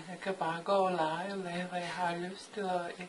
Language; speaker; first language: Danish; non-native, fluent; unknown